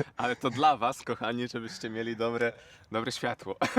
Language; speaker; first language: Polish; native; Polish